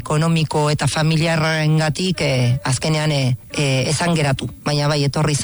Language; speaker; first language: Basque; non-native, fluent; Spanish